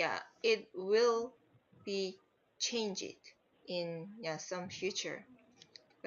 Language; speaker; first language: English; non-native, learner; Korean